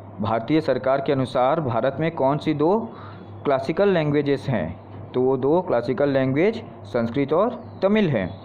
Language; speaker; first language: Hindi; native; Hindi